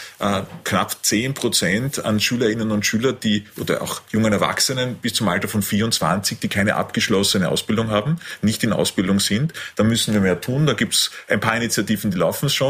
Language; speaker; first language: German; native; German